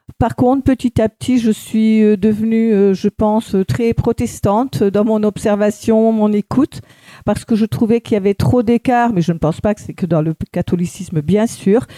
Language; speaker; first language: French; native; French